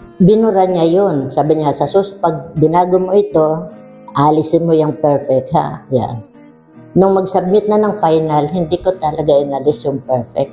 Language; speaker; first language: Filipino; non-native, local second language; Bikol